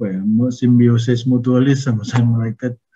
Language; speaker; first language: English; non-native, learner; Indonesian